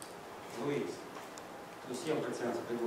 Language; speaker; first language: Spanish; non-native, fluent; Russian